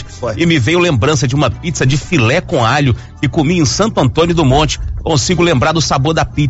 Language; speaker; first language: Portuguese; native; Portuguese